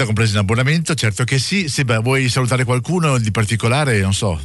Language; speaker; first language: Italian; native; Italian